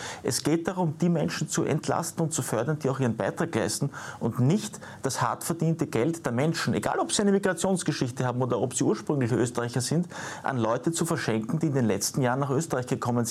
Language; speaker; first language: German; native; German